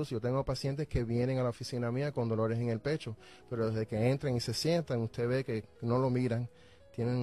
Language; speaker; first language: Spanish; native; Spanish